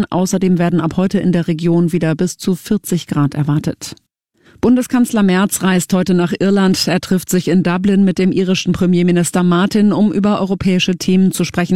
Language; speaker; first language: German; native; German